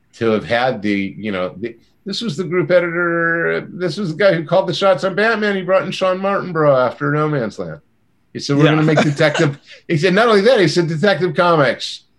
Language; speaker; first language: English; native; English